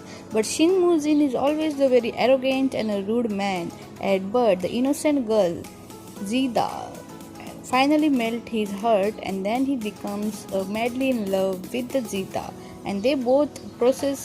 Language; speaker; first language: English; non-native, fluent; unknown